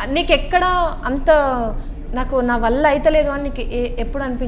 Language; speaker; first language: Telugu; native; Telugu